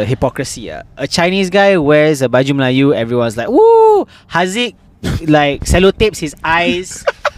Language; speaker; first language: English; non-native, local second language; Malay